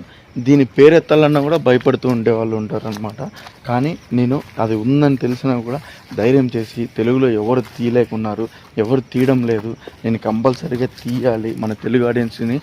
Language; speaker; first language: Telugu; native; Telugu